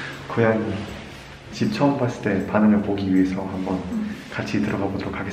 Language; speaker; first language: Korean; native; Korean